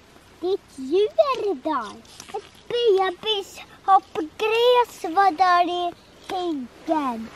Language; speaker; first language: Swedish; early bilingual, other home language; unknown